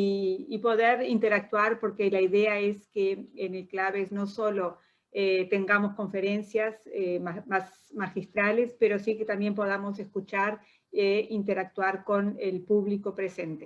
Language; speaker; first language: Spanish; non-native, fluent; Portuguese